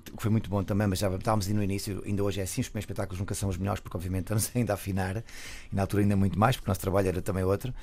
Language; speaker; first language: Portuguese; native; Portuguese